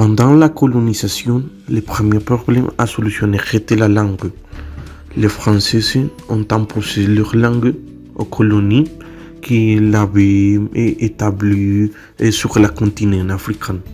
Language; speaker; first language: French; non-native, learner; Spanish